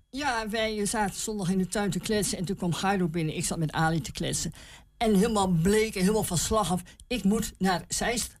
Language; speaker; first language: Dutch; native; Dutch